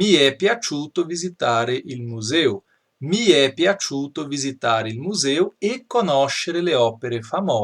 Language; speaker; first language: Italian; non-native, fluent; Portuguese